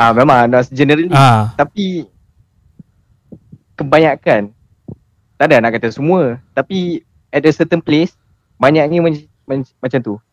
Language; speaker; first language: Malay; native; Malay